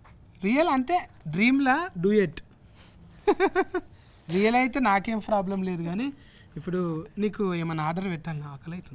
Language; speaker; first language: Telugu; native; Telugu